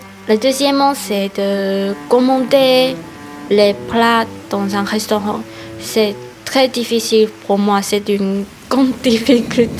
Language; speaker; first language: French; non-native, learner; Chinese